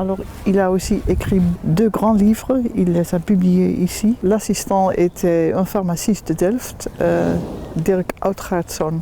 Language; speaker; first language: French; non-native, fluent; Dutch